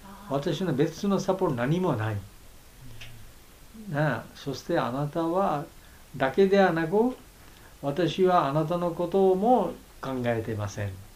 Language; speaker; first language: Japanese; non-native, learner; Bangla